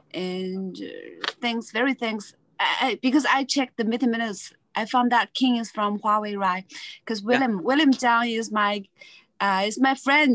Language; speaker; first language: English; non-native, fluent; Chinese